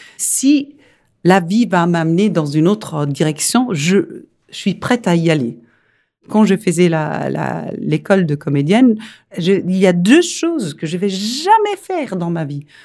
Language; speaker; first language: French; non-native, fluent; Danish